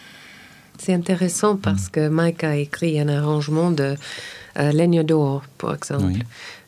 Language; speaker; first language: French; non-native, learner; English